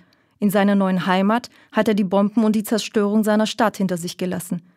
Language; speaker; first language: German; native; German